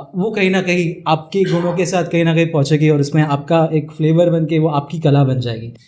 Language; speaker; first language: Hindi; non-native, local second language; Marathi